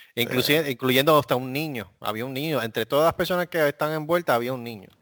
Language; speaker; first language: Spanish; native; Spanish